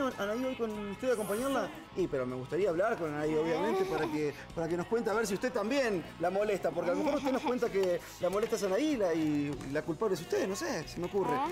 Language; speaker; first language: Spanish; native; Spanish